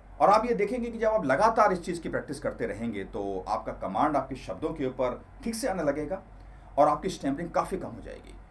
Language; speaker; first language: Hindi; native; Hindi